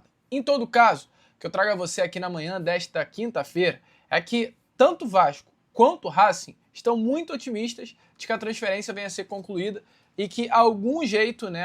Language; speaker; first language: Portuguese; native; Portuguese